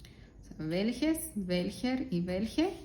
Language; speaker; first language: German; non-native, fluent; Spanish